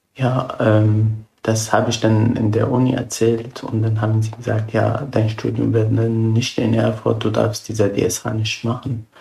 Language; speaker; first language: German; non-native, fluent; Arabic